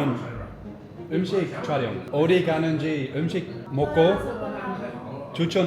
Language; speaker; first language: Korean; non-native, learner; Dutch